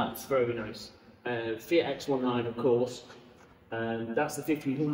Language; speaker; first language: English; native; English